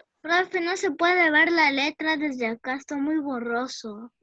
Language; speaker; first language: Spanish; native; Spanish